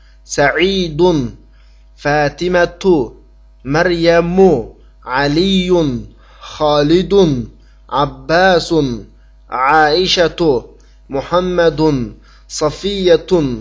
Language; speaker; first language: Arabic; non-native, fluent; Uyghur